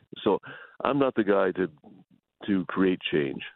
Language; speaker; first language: English; native; English